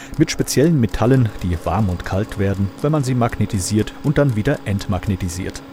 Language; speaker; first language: German; native; German